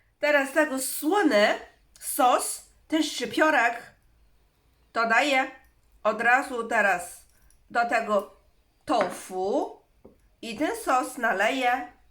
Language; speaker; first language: Polish; non-native, learner; Chinese